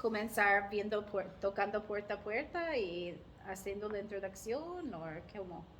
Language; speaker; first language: Spanish; non-native, learner; English